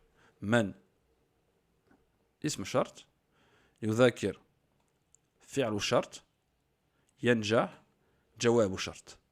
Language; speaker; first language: Arabic; non-native, fluent; French